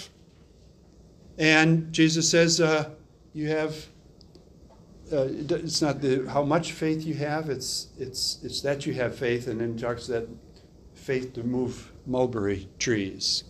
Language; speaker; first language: English; native; English